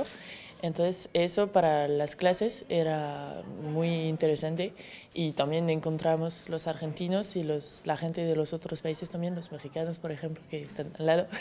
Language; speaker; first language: Spanish; non-native, fluent; French